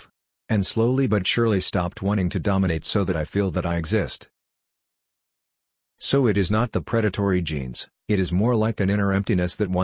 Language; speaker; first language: English; non-native, fluent; Hungarian